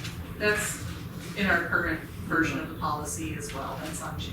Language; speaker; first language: English; native; English